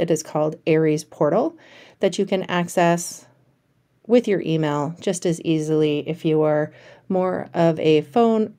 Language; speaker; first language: English; native; English